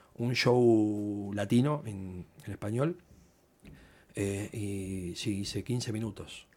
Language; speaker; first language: Spanish; native; Spanish